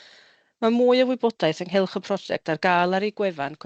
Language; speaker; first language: Welsh; native; Welsh